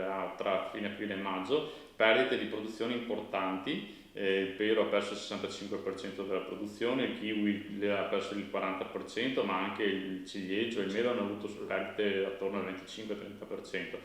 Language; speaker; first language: Italian; native; Italian